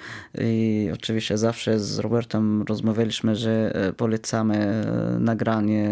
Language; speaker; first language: Polish; non-native, fluent; Arabic